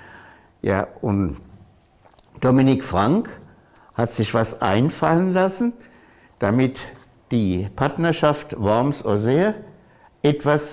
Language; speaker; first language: German; native; German